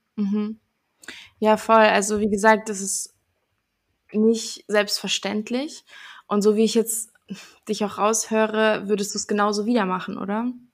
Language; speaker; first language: German; native; German